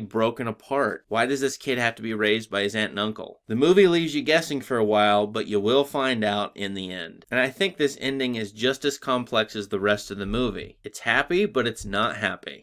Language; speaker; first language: English; native; English